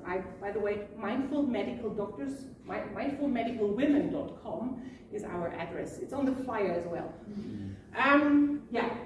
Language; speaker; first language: English; non-native, fluent; German